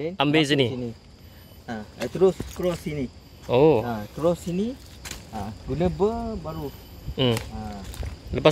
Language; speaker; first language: Malay; native; Malay